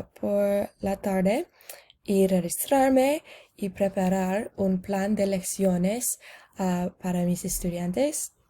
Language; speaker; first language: Spanish; non-native, learner; English